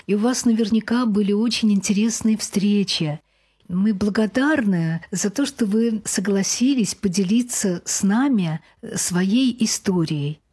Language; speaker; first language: Russian; native; Russian